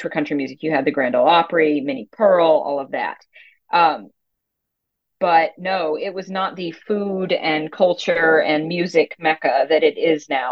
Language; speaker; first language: English; native; English